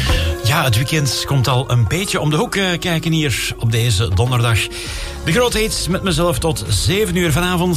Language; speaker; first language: Dutch; native; Dutch